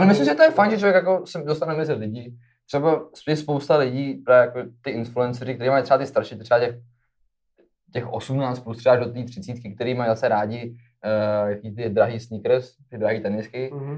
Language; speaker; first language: Czech; native; Czech